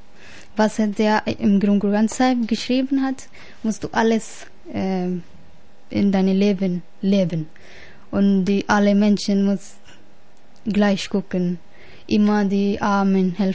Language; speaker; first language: German; non-native, learner; Punjabi